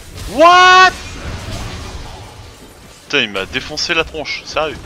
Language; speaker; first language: French; native; French